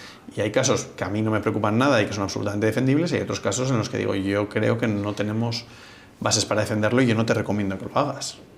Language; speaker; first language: Spanish; native; Spanish